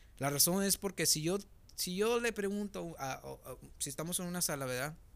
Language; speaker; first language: Spanish; native; Spanish